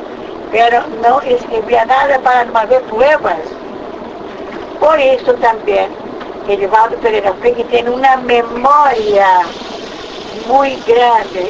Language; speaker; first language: Spanish; non-native, fluent; Portuguese